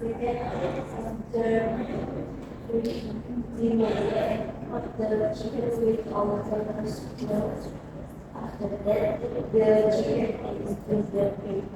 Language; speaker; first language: English; non-native, learner; Indonesian